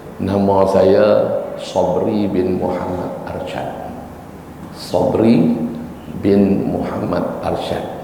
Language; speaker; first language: Malay; native; Malay